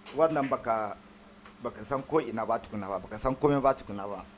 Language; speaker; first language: Hausa; non-native, local second language; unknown